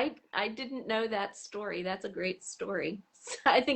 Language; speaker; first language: English; native; English